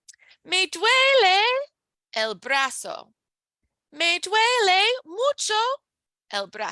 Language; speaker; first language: Spanish; non-native, fluent; English